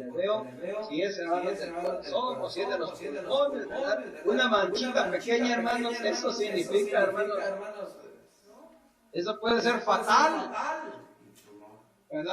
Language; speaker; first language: Spanish; native; Spanish